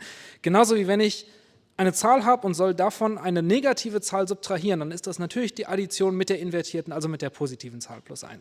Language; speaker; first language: German; native; German